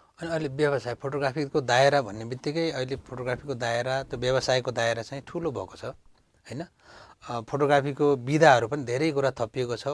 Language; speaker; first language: Nepali; native; Nepali